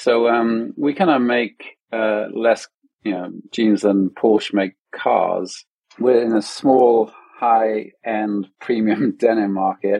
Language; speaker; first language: English; native; English